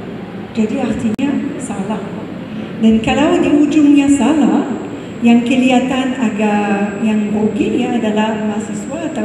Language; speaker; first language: Indonesian; non-native, fluent; English